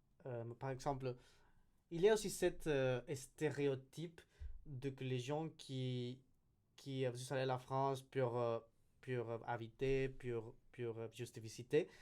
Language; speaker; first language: French; non-native, learner; Spanish